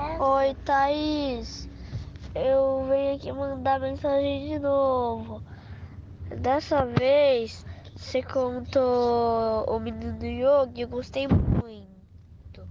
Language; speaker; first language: Portuguese; early bilingual, heritage; English